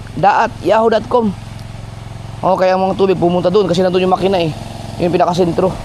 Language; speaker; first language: Filipino; non-native, local second language; Cebuano